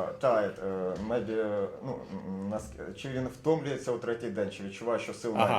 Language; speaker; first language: Ukrainian; native; Ukrainian